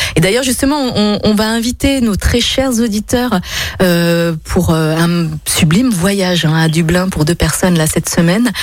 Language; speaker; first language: French; non-native, fluent; English